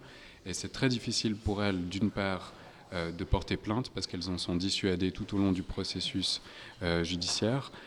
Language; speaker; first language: French; native; French